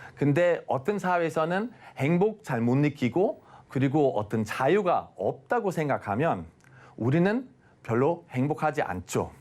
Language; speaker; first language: Korean; non-native, fluent; German